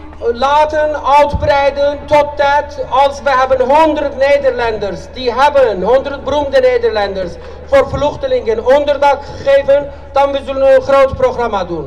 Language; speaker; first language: Dutch; non-native, fluent; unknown